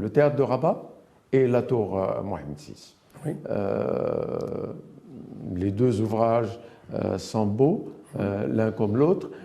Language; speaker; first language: French; non-native, local second language; Arabic